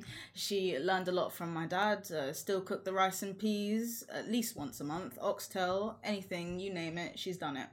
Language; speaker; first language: English; native; English